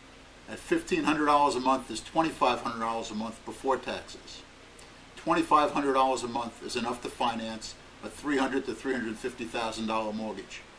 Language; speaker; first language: English; native; English